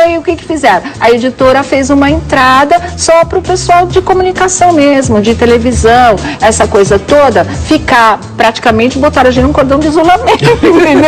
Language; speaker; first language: Portuguese; native; Portuguese